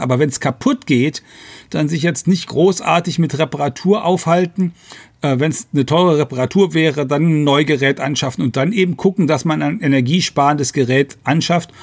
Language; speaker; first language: German; native; German